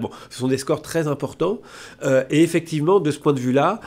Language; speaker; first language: French; native; French